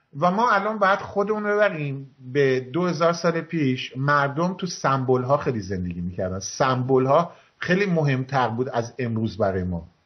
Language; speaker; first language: Persian; native; Persian